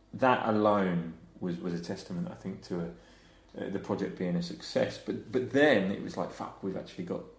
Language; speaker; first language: English; native; English